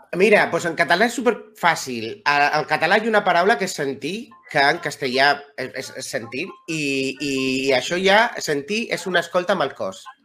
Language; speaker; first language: Catalan; non-native, local second language; Spanish